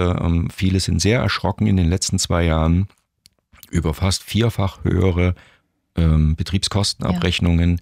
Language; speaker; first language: German; native; German